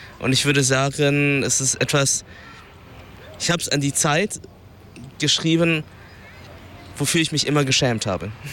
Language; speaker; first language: German; early bilingual, other home language; Vietnamese